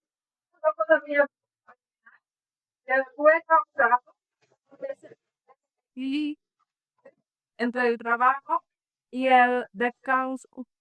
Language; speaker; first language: Spanish; non-native, learner; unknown